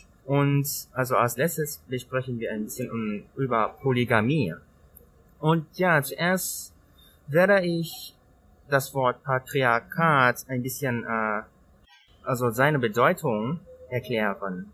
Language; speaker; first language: German; non-native, learner; Thai